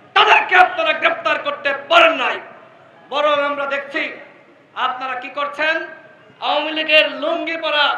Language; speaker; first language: Bangla; native; Bangla